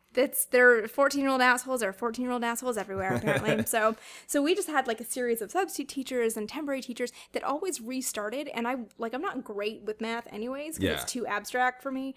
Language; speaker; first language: English; native; English